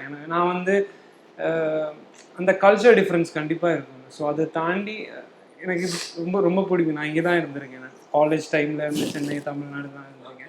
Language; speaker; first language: Tamil; non-native, fluent; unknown